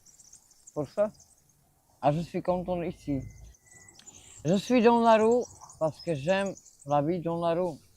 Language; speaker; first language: French; non-native, learner; Slovak